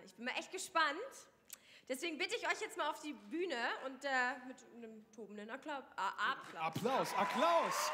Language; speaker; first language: German; native; German